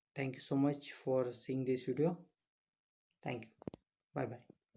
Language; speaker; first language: English; non-native, local second language; Kannada